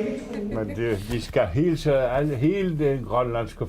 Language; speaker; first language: Danish; non-native, fluent; French